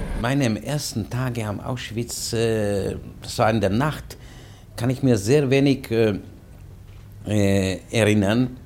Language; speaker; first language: German; non-native, fluent; Czech